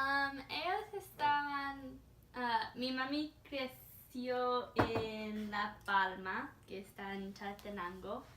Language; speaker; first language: Spanish; early bilingual, heritage; Spanish